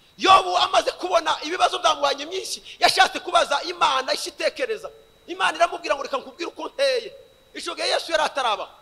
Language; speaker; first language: Kinyarwanda; early bilingual, heritage; Kinyarwanda